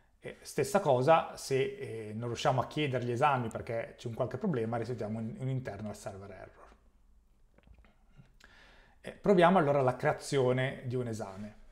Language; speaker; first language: Italian; native; Italian